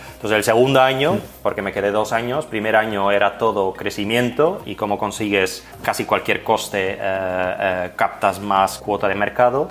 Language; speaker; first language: Spanish; non-native, fluent; Dutch